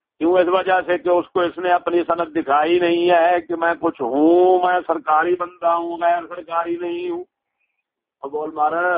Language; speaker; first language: Urdu; non-native, local second language; Punjabi